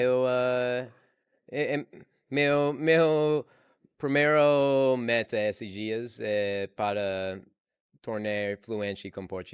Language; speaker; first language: Portuguese; non-native, learner; English